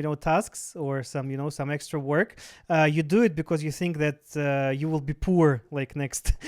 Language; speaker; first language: English; non-native, fluent; Russian